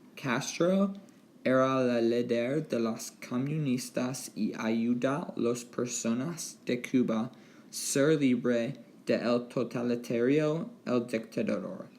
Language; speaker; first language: Spanish; non-native, learner; English